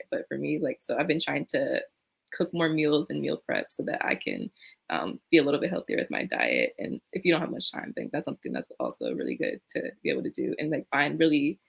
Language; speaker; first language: English; native; English